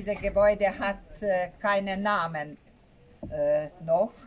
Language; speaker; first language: German; non-native, learner; Hungarian